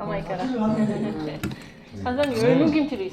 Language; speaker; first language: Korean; non-native, learner; Japanese